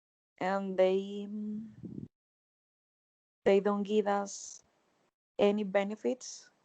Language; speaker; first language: English; non-native, learner; Spanish